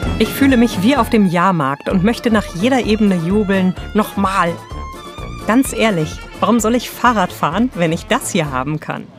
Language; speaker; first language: German; native; German